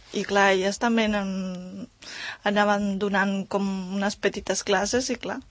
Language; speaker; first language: Catalan; non-native, learner; Spanish